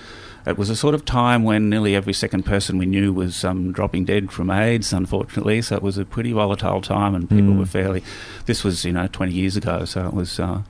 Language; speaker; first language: English; native; English